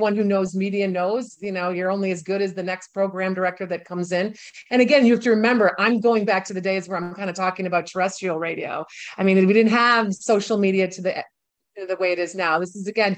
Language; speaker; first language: English; native; English